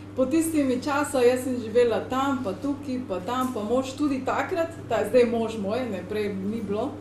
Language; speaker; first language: Slovenian; non-native, learner; Spanish